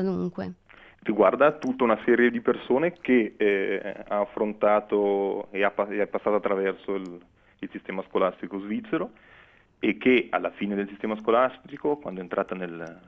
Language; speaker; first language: Italian; native; Italian